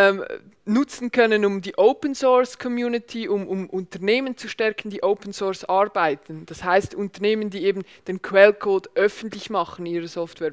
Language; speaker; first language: German; native; German